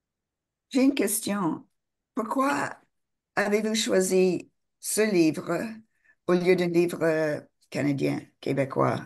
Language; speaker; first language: French; non-native, fluent; English